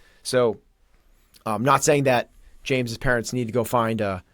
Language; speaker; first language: English; native; English